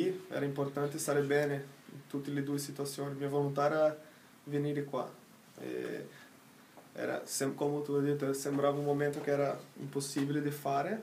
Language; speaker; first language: Italian; non-native, learner; Portuguese